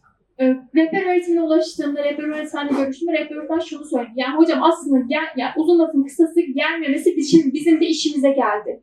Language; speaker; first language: Turkish; native; Turkish